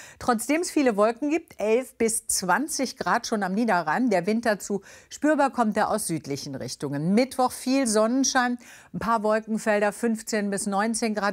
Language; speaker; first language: German; native; German